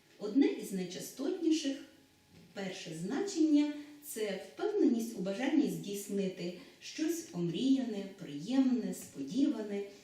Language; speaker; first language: Ukrainian; native; Ukrainian